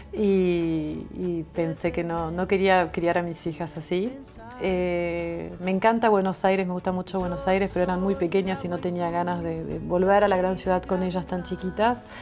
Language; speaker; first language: Spanish; non-native, fluent; French